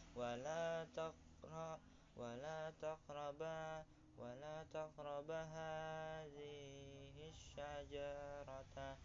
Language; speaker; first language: Arabic; non-native, learner; Indonesian